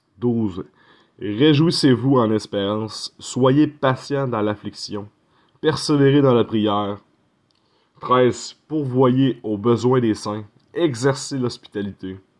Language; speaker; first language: French; native; French